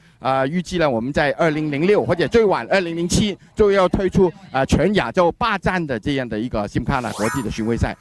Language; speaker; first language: Chinese; native; Chinese